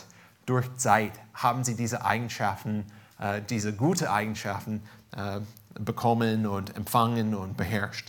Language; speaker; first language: German; non-native, fluent; English